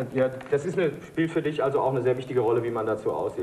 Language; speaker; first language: German; native; German